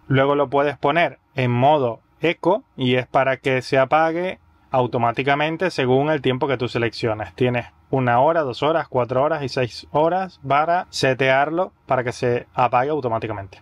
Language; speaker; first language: Spanish; native; Spanish